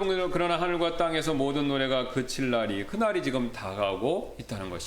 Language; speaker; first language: Korean; native; Korean